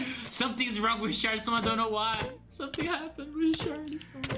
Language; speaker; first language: English; non-native, fluent; Portuguese